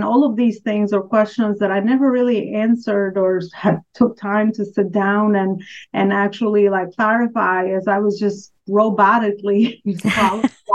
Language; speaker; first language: English; non-native, fluent; Albanian